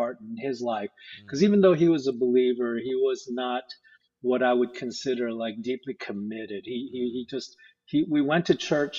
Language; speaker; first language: English; early bilingual, other home language; Korean